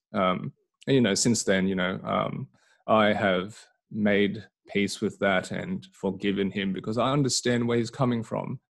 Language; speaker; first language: English; native; English